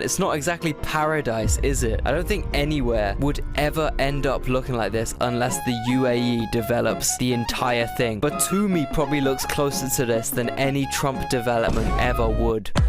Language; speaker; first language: English; native; English